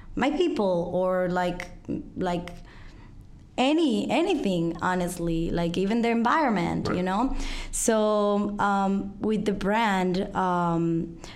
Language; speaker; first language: English; non-native, fluent; Spanish